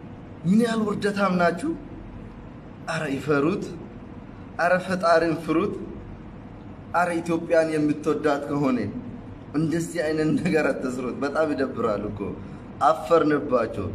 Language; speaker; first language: Amharic; non-native, local second language; Oromo